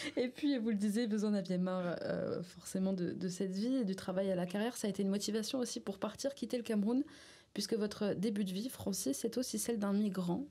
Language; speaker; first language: French; native; French